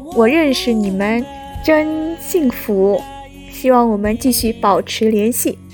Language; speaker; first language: Chinese; non-native, fluent; Korean